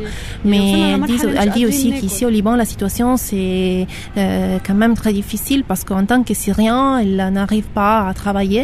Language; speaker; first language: French; non-native, local second language; Arabic